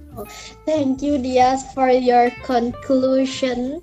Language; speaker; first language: English; non-native, learner; Indonesian